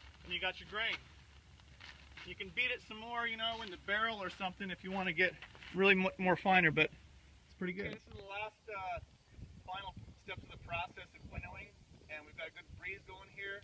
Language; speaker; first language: English; native; English